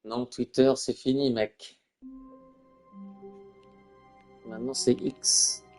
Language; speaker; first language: French; native; French